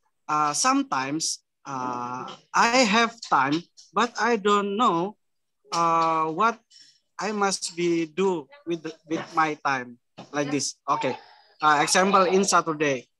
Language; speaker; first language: English; non-native, learner; Indonesian